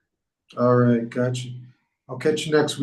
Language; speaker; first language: English; non-native, fluent; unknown